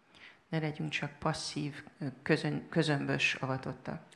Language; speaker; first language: Hungarian; native; Hungarian